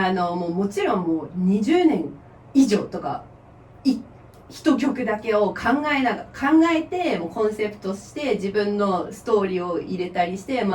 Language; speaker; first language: Japanese; non-native, fluent; English